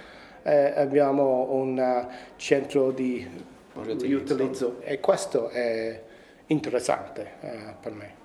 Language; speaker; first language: Italian; non-native, fluent; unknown